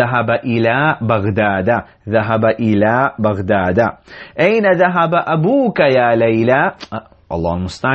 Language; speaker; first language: Arabic; non-native, fluent; English